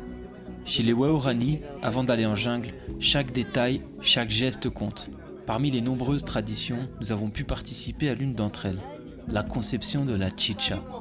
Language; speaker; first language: French; native; French